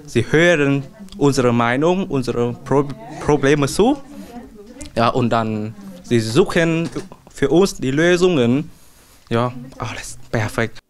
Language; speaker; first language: German; non-native, learner; Vietnamese